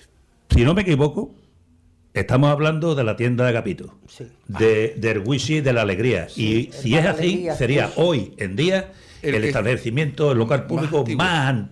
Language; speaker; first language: Spanish; native; Spanish